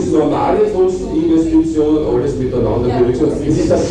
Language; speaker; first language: German; native; German